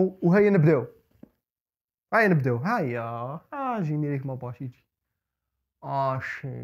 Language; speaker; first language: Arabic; native; Arabic